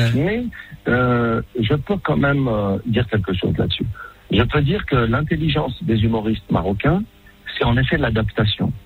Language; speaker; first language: French; non-native, local second language; Arabic